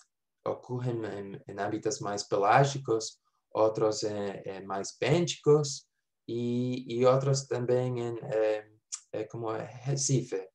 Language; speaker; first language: Portuguese; non-native, fluent; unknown